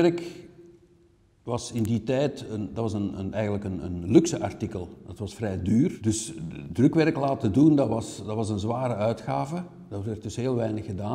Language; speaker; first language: Dutch; native; Dutch